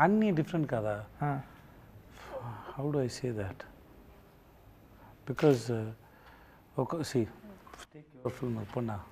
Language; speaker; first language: Telugu; non-native, learner; Tamil